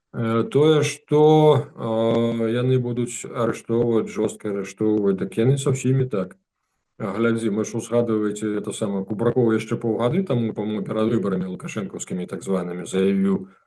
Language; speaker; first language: Belarusian; non-native, local second language; Russian